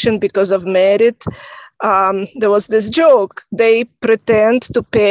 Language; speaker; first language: English; non-native, fluent; Russian